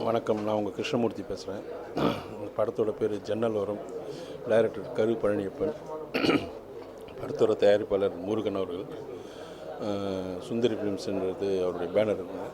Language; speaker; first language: Tamil; native; Tamil